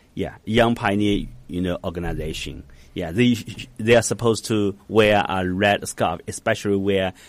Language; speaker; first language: English; non-native, fluent; Chinese